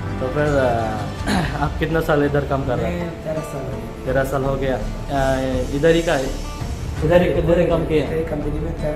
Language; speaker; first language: Hindi; non-native, learner; Bangla